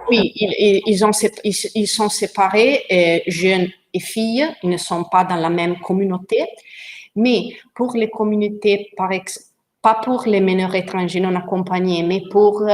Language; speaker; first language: French; non-native, learner; Italian